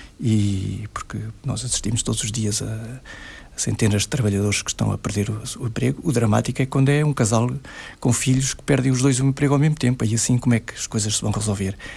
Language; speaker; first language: Portuguese; native; Portuguese